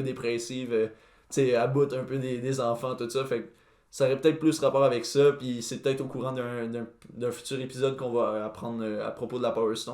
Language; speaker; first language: French; native; French